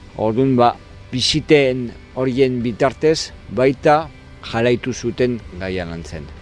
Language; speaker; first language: Basque; non-native, fluent; French